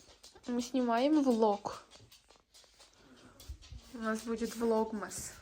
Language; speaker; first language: Russian; native; Russian